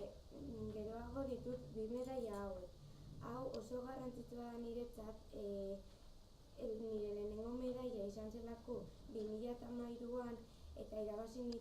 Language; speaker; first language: Basque; non-native, local second language; Spanish